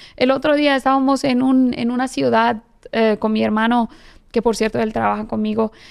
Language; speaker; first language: Spanish; non-native, fluent; Persian